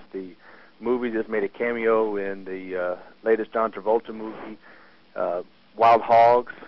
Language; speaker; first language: English; early bilingual, other home language; Italian